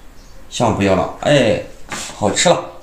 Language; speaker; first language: Chinese; native; Chinese